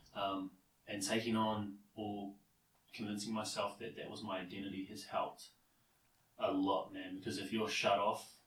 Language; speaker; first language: English; native; English